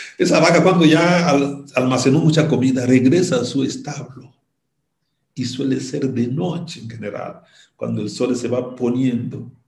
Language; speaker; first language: Spanish; non-native, fluent; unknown